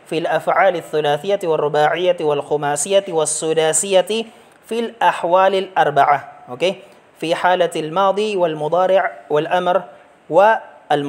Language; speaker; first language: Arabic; non-native, fluent; Filipino